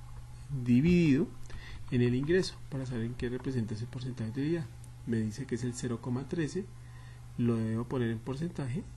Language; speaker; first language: Spanish; native; Spanish